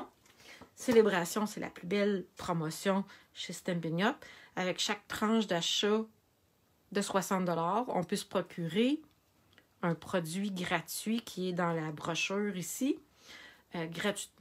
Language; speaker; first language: French; native; French